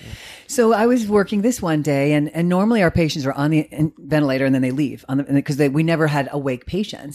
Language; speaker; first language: English; native; English